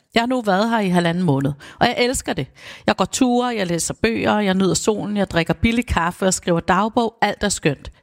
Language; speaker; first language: Danish; native; Danish